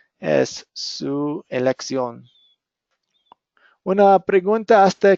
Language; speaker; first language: Spanish; non-native, fluent; English